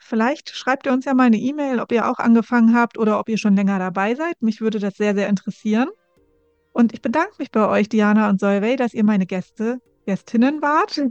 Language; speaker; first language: German; native; German